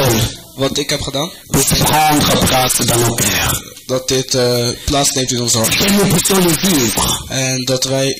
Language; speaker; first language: Dutch; non-native, fluent; French